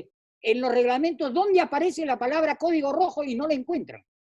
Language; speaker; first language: Spanish; native; Spanish